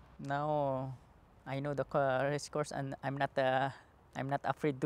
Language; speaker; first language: English; non-native, learner; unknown